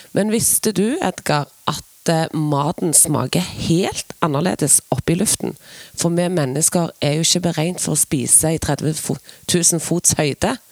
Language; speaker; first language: Norwegian; native; Norwegian